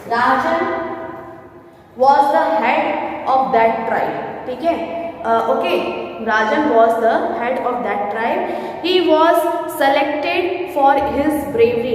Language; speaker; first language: English; non-native, local second language; Hindi